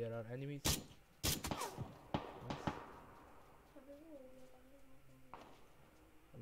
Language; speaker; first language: Hindi; native; Hindi